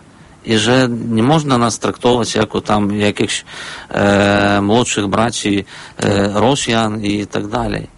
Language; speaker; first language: Polish; non-native, fluent; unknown